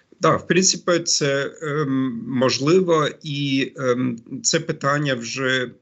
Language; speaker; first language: Ukrainian; non-native, fluent; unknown